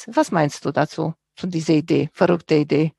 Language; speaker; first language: German; non-native, fluent; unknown